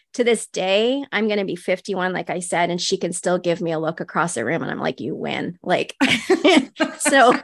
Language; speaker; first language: English; native; English